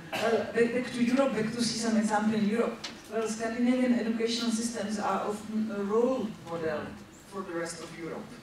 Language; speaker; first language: English; non-native, fluent; Czech